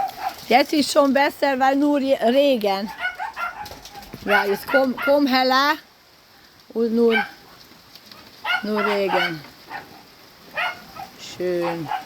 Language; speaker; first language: German; non-native, learner; Hungarian